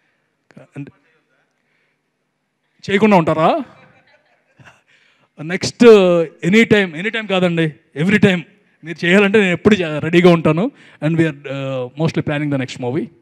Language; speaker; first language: Telugu; native; Telugu